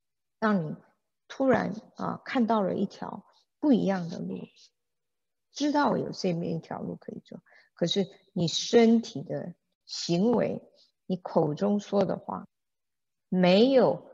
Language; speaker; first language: Chinese; native; Chinese